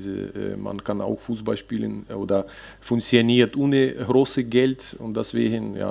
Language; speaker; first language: German; non-native, fluent; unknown